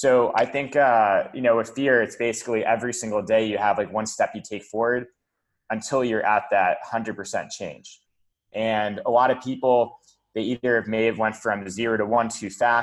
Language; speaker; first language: English; native; English